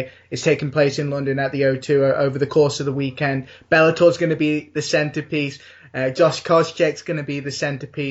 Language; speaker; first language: English; native; English